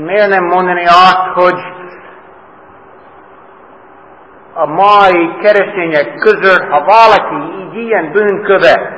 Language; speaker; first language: Hungarian; non-native, fluent; English